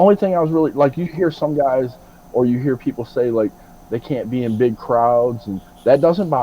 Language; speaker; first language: English; native; English